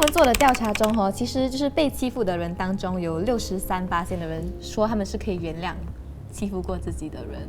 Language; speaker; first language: Chinese; native; Chinese